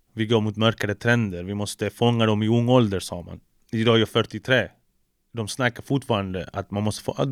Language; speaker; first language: Swedish; early bilingual, other home language; Spanish